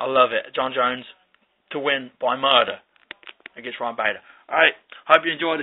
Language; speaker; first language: English; native; English